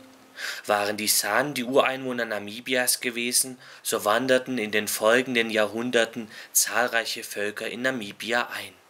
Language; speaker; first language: German; native; German